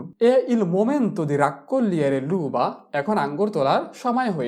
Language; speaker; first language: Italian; non-native, fluent; Bangla